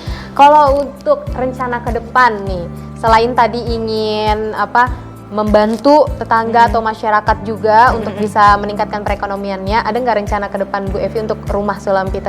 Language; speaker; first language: Indonesian; native; Indonesian